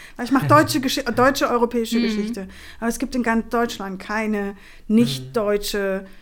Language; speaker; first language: German; non-native, fluent; Spanish